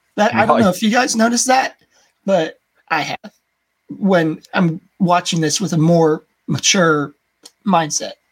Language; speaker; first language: English; native; English